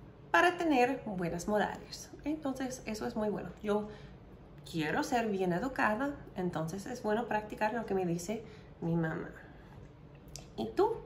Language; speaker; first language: Spanish; non-native, fluent; English